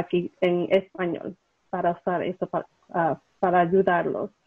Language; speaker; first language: Spanish; early bilingual, heritage; Spanish